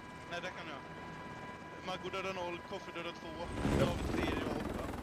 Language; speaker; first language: Swedish; native; Swedish